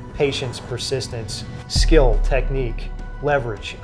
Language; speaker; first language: English; native; English